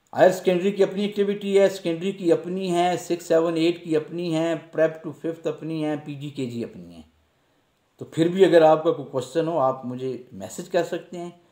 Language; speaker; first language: Urdu; non-native, local second language; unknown